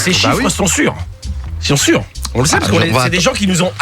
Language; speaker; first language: French; native; French